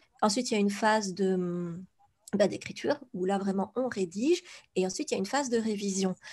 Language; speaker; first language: French; native; French